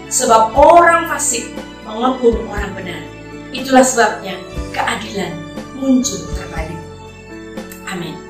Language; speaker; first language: Indonesian; native; Indonesian